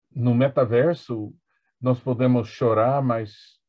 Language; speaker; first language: Portuguese; non-native, fluent; English